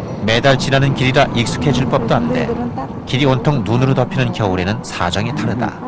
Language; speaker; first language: Korean; native; Korean